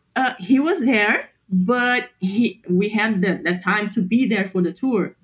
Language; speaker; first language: English; non-native, fluent; Portuguese